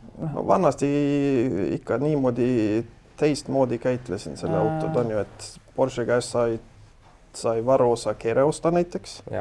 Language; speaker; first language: Estonian; non-native, fluent; Swedish